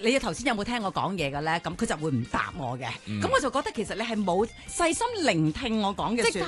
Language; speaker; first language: Cantonese; native; Cantonese